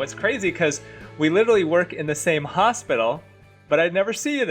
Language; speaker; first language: English; native; English